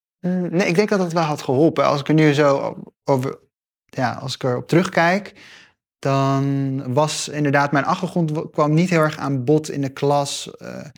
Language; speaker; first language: Dutch; early bilingual, other home language; Arabic